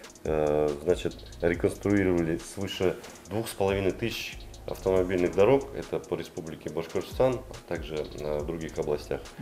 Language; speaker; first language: Russian; native; Russian